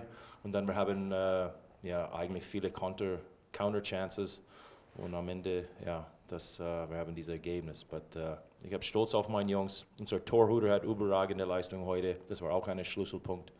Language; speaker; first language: German; non-native, fluent; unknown